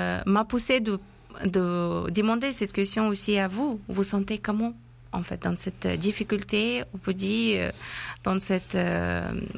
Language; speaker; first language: French; non-native, fluent; Persian